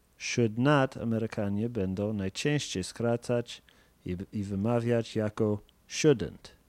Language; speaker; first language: Polish; non-native, fluent; English